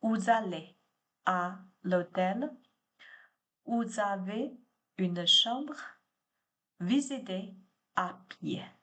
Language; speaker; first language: French; non-native, learner; Chinese